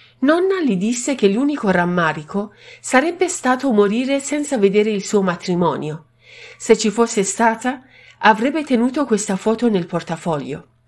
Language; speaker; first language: Italian; non-native, fluent; Persian